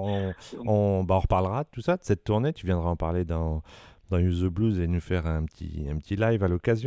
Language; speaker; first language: French; native; French